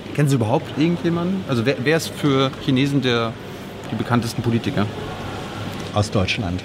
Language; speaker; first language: German; native; German